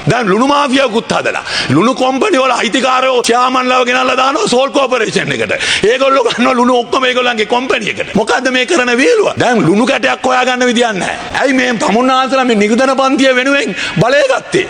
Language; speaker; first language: Sinhala; non-native, local second language; Tamil